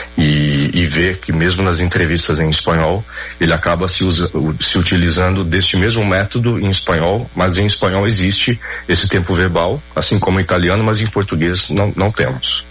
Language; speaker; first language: Portuguese; native; Portuguese